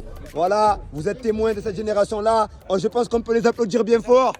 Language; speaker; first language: French; native; French